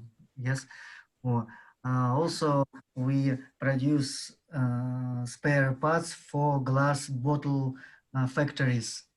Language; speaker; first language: English; non-native, learner; Russian